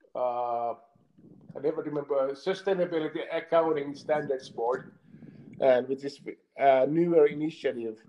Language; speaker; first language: English; non-native, fluent; Finnish